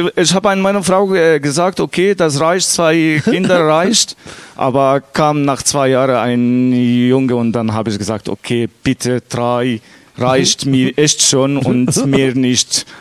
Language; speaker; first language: German; non-native, learner; Arabic